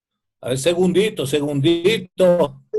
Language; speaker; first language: Spanish; native; Spanish